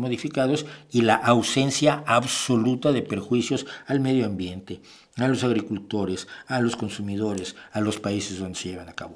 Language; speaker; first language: Spanish; native; Spanish